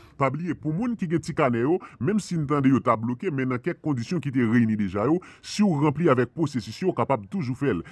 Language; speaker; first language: Haitian Creole; non-native, fluent; Spanish